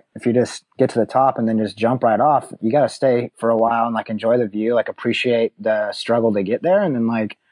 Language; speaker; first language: English; native; English